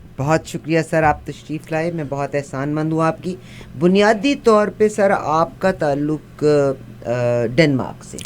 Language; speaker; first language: Urdu; native; Urdu